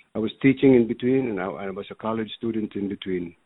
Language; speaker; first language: English; early bilingual, other home language; Filipino